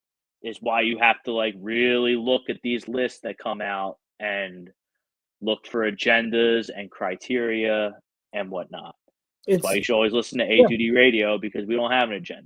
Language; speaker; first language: English; native; English